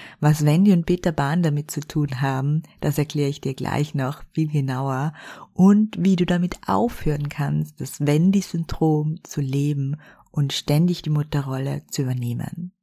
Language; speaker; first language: German; native; German